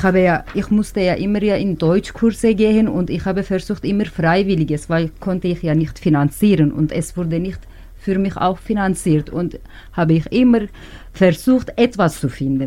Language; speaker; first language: German; non-native, learner; Turkish